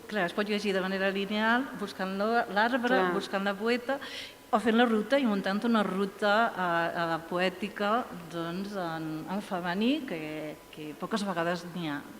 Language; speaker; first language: Catalan; native; Catalan